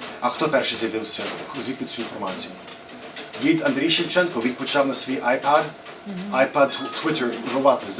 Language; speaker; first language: Ukrainian; early bilingual, heritage; English